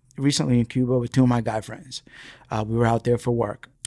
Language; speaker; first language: English; early bilingual, other home language; Spanish